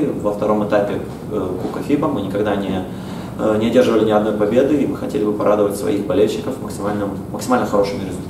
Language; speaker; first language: Russian; native; Russian